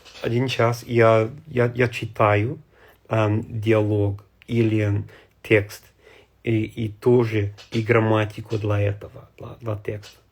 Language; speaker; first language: Russian; non-native, learner; English